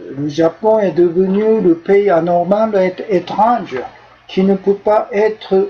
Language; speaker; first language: French; non-native, fluent; Japanese